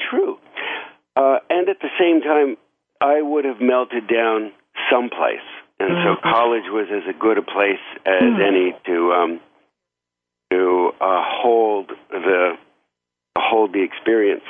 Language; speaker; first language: English; native; English